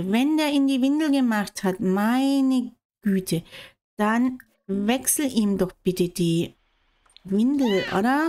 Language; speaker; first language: German; native; German